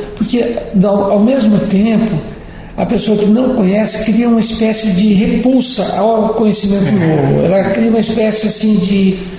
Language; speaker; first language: Portuguese; native; Portuguese